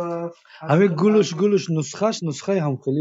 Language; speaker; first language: Persian; native; Persian